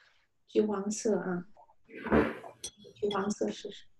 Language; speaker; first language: Chinese; native; Chinese